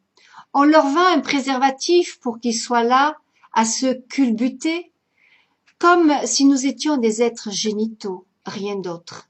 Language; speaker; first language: French; native; French